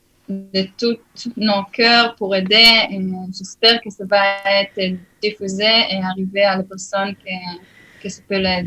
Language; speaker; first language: French; early bilingual, heritage; Hebrew